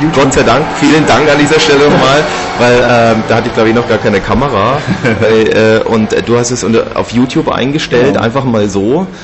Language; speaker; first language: German; native; German